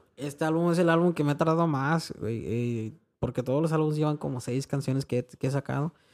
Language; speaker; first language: Spanish; early bilingual, heritage; Spanish